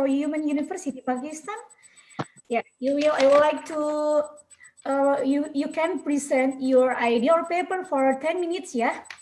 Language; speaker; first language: English; non-native, learner; Indonesian